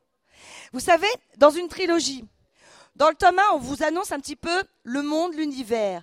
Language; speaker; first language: French; native; French